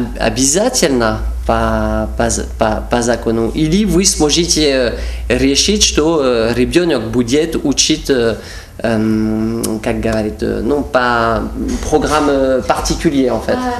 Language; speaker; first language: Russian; non-native, fluent; French